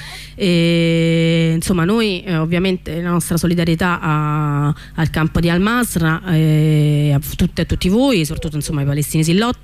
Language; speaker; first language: Italian; native; Italian